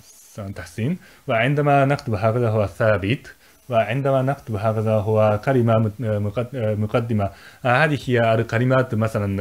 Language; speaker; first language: Arabic; non-native, fluent; Japanese